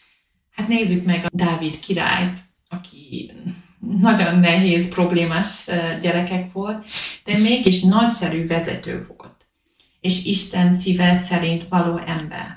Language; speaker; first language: Hungarian; non-native, learner; English